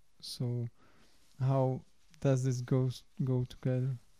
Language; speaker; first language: English; non-native, fluent; Czech